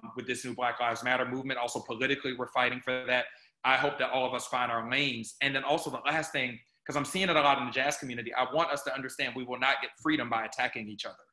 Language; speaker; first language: English; native; English